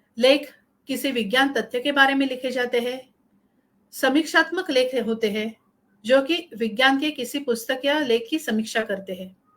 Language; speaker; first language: Hindi; non-native, local second language; Marathi